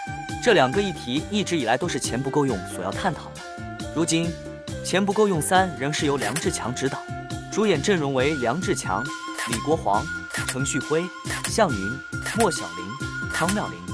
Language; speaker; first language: Chinese; native; Chinese